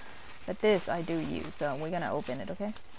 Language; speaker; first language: English; non-native, fluent; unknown